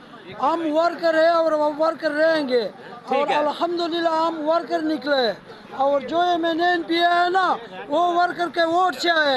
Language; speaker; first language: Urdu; non-native, local second language; Pashto